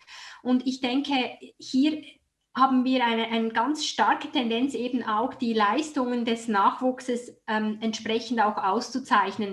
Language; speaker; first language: German; native; German